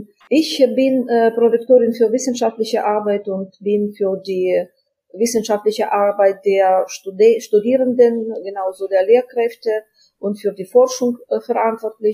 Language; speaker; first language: German; non-native, fluent; Ukrainian